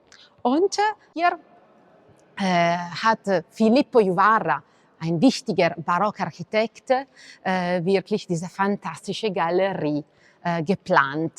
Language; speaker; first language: German; non-native, fluent; Italian